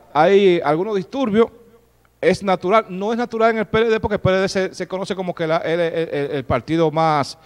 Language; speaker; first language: Spanish; native; Spanish